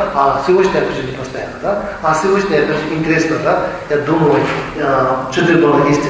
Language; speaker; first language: Russian; non-native, learner; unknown